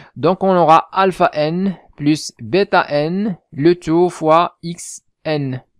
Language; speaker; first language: French; non-native, local second language; Arabic